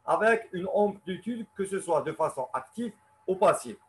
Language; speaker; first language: French; non-native, local second language; Arabic